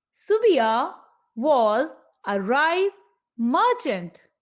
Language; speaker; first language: English; non-native, local second language; Punjabi